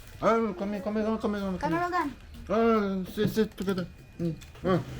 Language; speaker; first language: English; non-native, learner; Korean